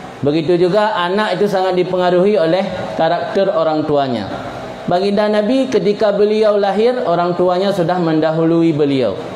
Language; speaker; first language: Malay; non-native, local second language; Achinese